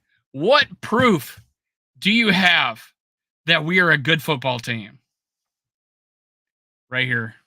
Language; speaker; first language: English; native; English